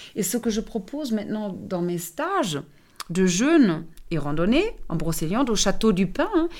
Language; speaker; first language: French; non-native, fluent; German